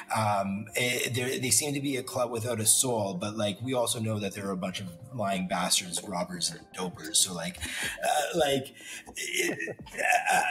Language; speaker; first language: English; native; English